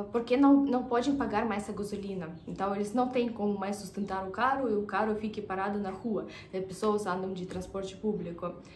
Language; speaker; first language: Portuguese; non-native, fluent; Russian